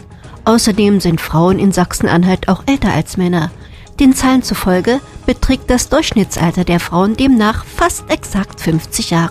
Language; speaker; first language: German; native; German